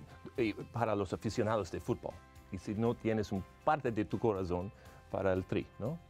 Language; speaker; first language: Spanish; non-native, fluent; English